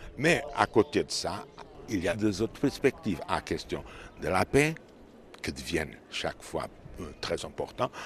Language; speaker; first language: French; non-native, fluent; Portuguese